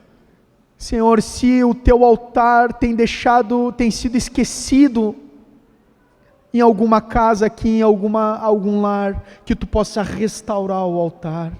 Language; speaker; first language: Portuguese; native; Portuguese